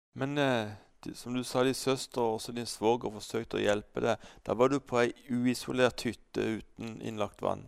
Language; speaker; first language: Norwegian; native; Norwegian